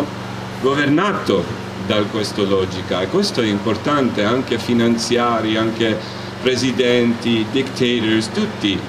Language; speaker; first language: Italian; non-native, learner; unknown